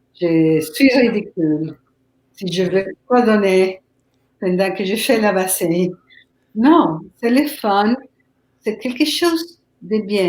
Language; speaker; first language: French; non-native, fluent; Spanish